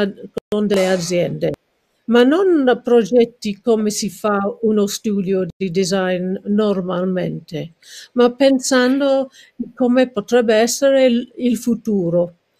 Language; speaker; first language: Italian; non-native, fluent; English